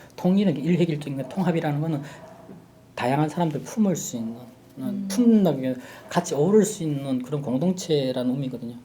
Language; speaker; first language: Korean; native; Korean